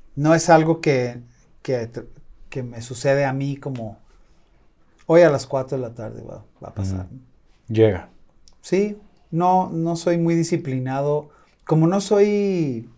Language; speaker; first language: Spanish; native; Spanish